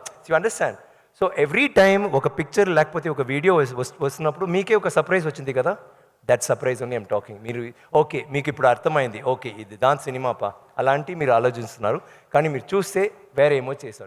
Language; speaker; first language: Telugu; non-native, learner; Tamil